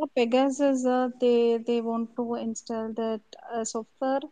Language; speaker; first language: English; non-native, local second language; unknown